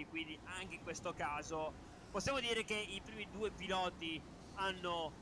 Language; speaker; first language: Italian; native; Italian